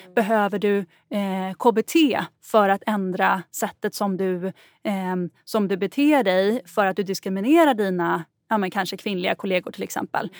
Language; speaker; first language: Swedish; native; Swedish